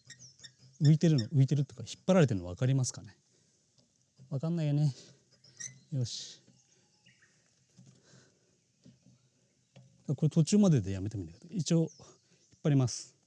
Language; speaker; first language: Japanese; native; Japanese